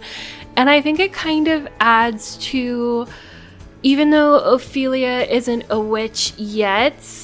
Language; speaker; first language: English; native; English